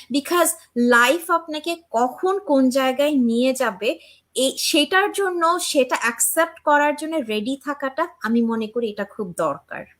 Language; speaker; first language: Bangla; early bilingual, heritage; Bangla